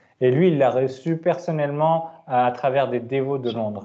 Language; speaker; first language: French; native; French